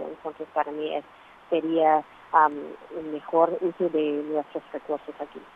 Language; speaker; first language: Spanish; non-native, fluent; English